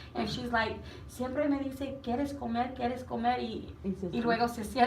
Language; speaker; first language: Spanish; non-native, learner; English